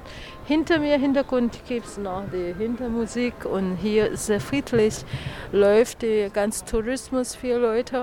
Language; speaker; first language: German; non-native, learner; Chinese